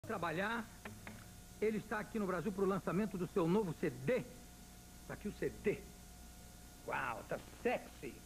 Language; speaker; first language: Portuguese; native; Portuguese